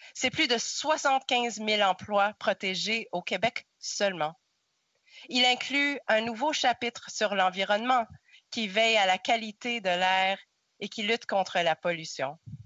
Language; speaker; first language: French; non-native, local second language; English